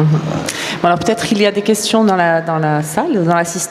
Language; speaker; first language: French; native; French